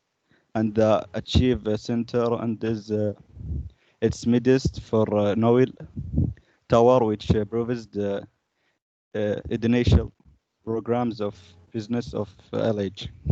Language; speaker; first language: English; non-native, learner; Arabic